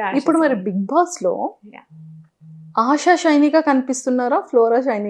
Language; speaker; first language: Telugu; native; Telugu